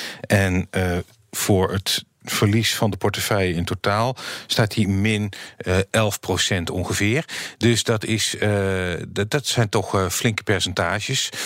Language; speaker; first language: Dutch; native; Dutch